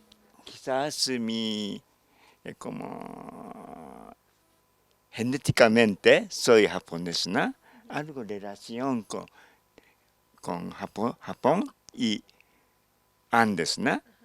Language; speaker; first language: Spanish; non-native, learner; Japanese